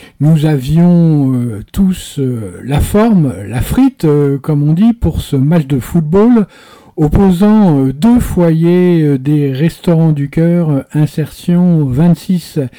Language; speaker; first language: French; native; French